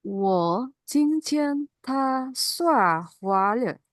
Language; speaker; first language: Chinese; non-native, learner; Indonesian